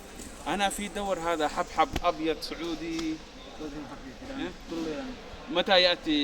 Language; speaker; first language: Arabic; non-native, learner; Somali